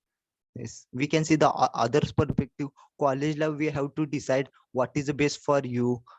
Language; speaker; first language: English; non-native, learner; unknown